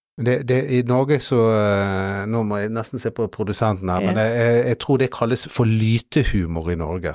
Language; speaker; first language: Norwegian; native; Norwegian